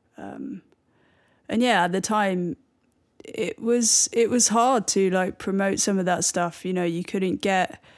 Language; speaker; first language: English; native; English